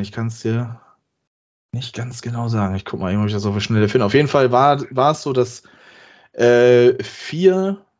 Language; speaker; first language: German; native; German